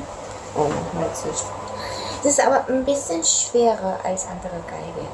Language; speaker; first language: German; non-native, fluent; Korean